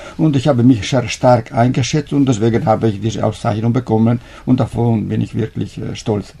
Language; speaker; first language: German; non-native, fluent; Italian